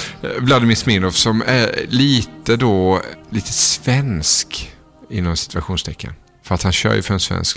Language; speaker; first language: Swedish; native; Swedish